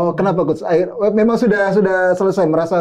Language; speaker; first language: Indonesian; native; Indonesian